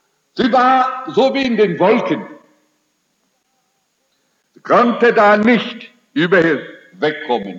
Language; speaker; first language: German; early bilingual, heritage; German